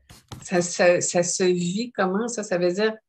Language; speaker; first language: French; native; French